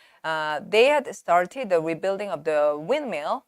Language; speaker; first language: English; non-native, fluent; Korean